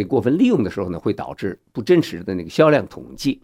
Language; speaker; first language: Chinese; native; Chinese